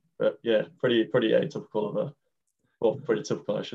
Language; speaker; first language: English; native; English